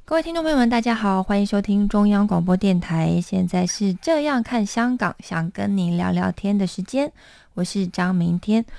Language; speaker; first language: Chinese; native; Chinese